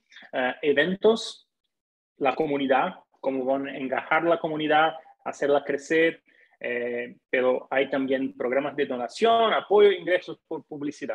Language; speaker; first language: Spanish; non-native, fluent; Portuguese